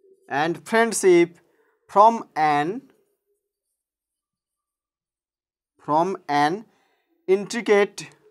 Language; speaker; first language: English; non-native, local second language; Bangla